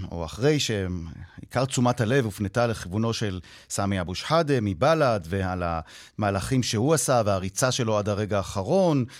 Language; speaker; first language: Hebrew; native; Hebrew